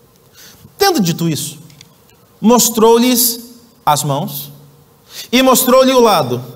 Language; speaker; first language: Portuguese; native; Portuguese